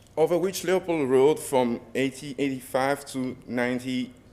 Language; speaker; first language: English; non-native, fluent; French